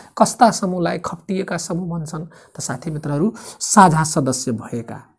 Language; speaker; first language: Nepali; native; Nepali